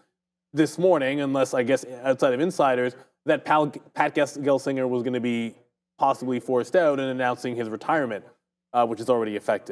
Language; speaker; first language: English; native; English